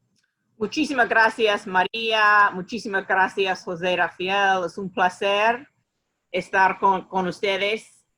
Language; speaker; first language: Spanish; non-native, fluent; English